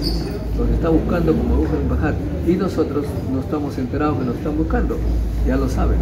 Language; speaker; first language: Spanish; native; Spanish